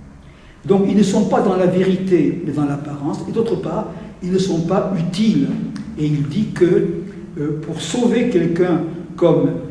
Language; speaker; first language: French; native; French